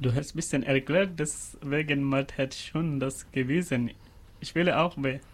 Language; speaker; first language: German; non-native, learner; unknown